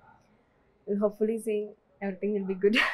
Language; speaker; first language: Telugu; non-native, learner; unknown